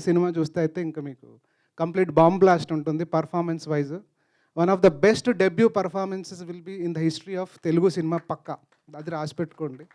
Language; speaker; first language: Telugu; native; Telugu